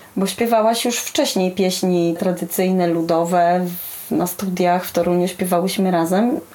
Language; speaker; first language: Polish; native; Polish